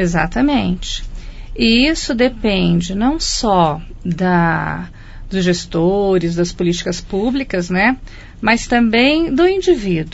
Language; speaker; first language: Portuguese; native; Portuguese